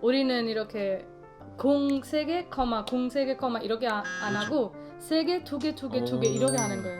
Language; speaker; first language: Korean; non-native, fluent; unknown